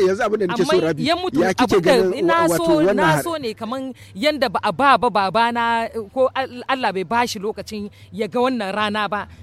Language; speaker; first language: Hausa; native; Hausa